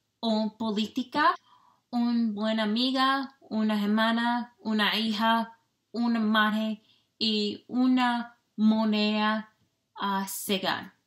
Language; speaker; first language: Spanish; non-native, learner; English